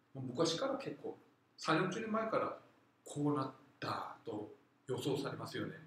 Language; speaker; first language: Japanese; non-native, fluent; Korean